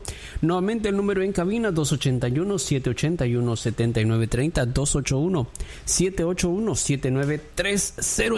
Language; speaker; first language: Spanish; native; Spanish